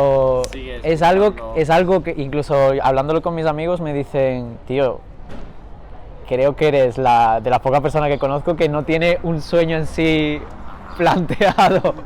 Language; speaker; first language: Spanish; early bilingual, other home language; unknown